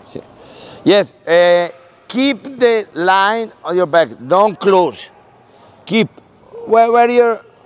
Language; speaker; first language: English; non-native, learner; Italian